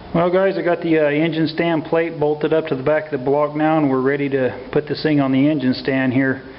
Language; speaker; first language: English; native; English